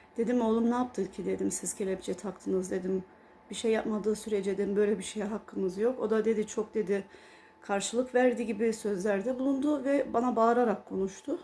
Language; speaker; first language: Turkish; early bilingual, heritage; Turkish